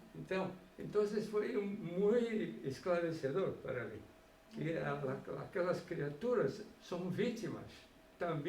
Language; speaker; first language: Spanish; non-native, fluent; Portuguese